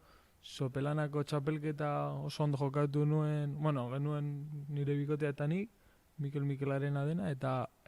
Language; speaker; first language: Basque; non-native, local second language; Spanish